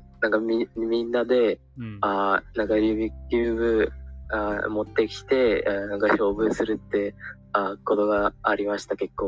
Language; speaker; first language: Japanese; non-native, learner; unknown